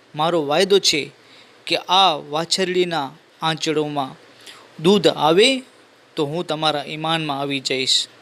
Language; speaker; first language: Gujarati; non-native, local second language; Sindhi